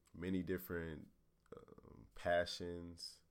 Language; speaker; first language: English; native; English